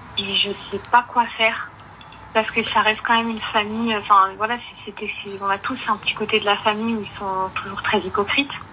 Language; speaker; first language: French; early bilingual, other home language; Arabic